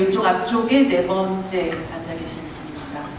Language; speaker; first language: Korean; native; Korean